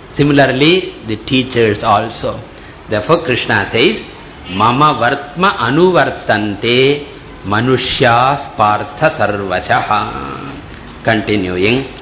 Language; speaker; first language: English; non-native, local second language; Tamil